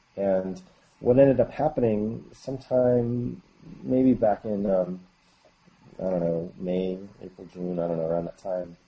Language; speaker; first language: English; native; English